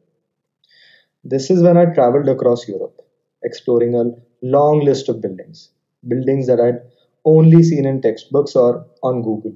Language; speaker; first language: English; non-native, local second language; Hindi